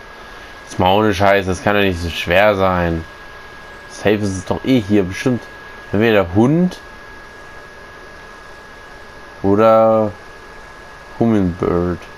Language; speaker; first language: German; native; German